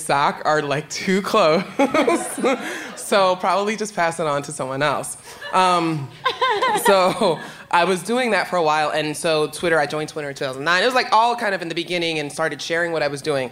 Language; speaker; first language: English; native; English